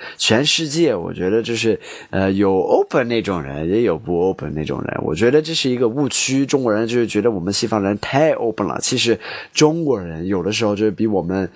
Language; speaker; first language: Chinese; non-native, fluent; English